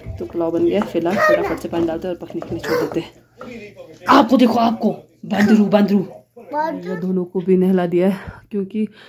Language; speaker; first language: Hindi; non-native, local second language; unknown